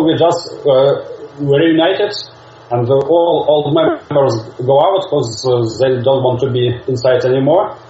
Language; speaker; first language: English; non-native, learner; Russian